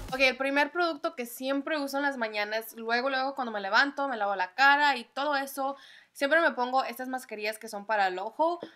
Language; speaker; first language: Spanish; early bilingual, heritage; Spanish